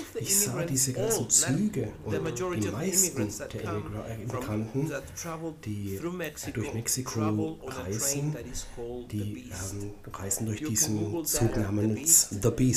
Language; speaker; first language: German; non-native, fluent; Spanish